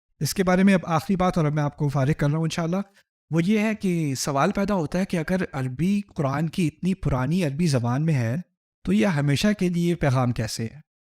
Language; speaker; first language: Urdu; early bilingual, heritage; Urdu